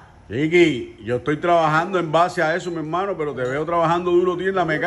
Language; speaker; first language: Spanish; native; Spanish